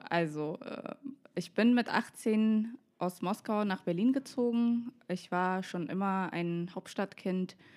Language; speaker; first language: German; non-native, fluent; Russian